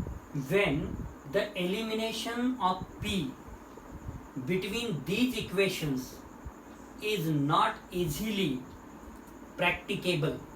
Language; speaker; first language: English; non-native, local second language; Marathi